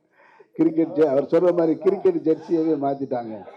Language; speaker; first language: Tamil; native; Tamil